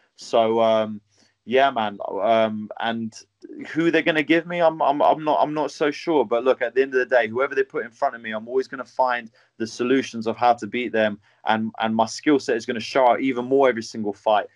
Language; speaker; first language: English; native; English